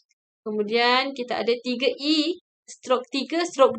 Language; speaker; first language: Malay; native; Malay